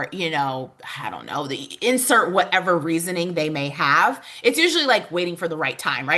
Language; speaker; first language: English; native; English